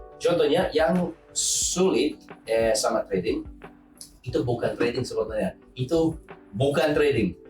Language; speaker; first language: Indonesian; non-native, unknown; English